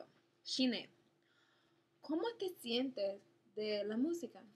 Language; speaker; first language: Spanish; non-native, learner; English